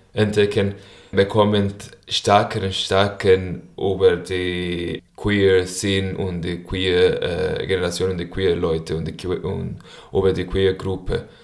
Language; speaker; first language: German; non-native, learner; Spanish